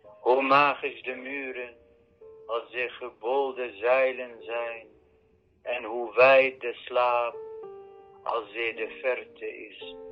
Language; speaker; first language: Dutch; non-native, fluent; Arabic